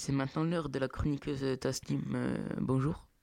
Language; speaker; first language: French; native; French